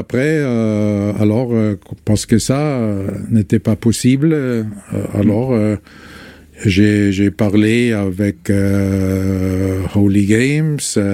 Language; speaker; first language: French; non-native, fluent; German